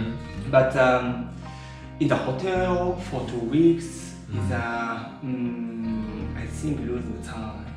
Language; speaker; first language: English; non-native, learner; Japanese